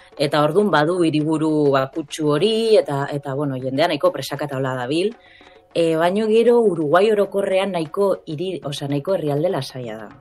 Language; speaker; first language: Basque; native; Basque